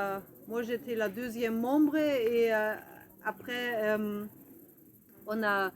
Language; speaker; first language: French; non-native, fluent; German